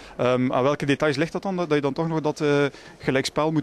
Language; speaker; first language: Dutch; native; Dutch